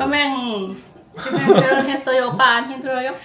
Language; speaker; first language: Korean; non-native, learner; Lao